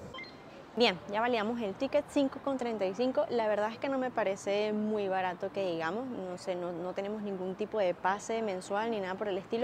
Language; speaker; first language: Spanish; native; Spanish